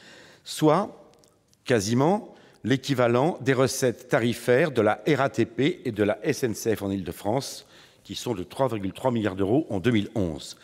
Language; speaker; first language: French; native; French